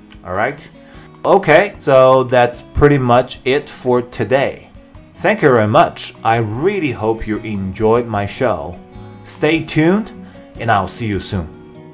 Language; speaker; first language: English; non-native, fluent; Chinese